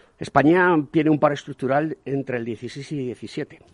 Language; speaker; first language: Spanish; native; Spanish